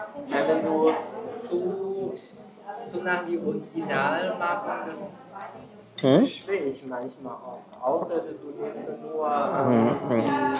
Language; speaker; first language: German; non-native, learner; Chinese